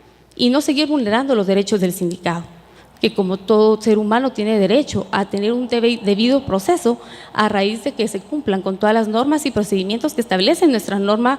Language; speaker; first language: Spanish; native; Spanish